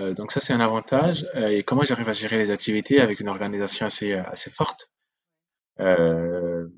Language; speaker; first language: French; non-native, local second language; Sango